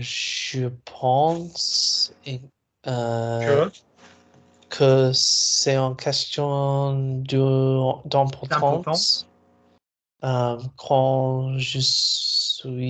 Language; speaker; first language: French; non-native, learner; English